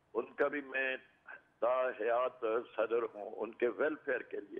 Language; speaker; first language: Urdu; native; Urdu